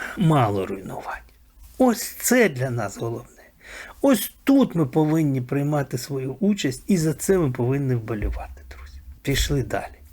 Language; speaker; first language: Ukrainian; native; Ukrainian